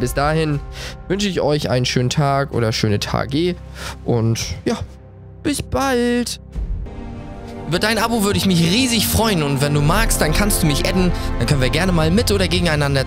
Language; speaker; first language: German; native; German